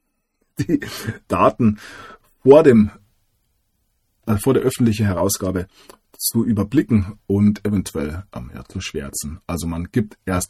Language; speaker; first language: German; native; German